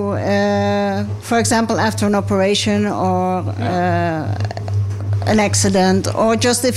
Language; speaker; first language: Norwegian; non-native, learner; Dutch